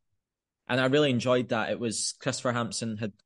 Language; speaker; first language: English; native; English